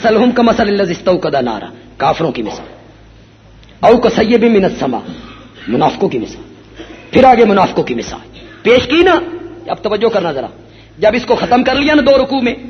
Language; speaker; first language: Urdu; non-native, local second language; Punjabi